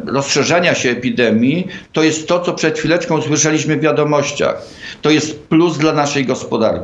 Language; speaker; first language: Polish; native; Polish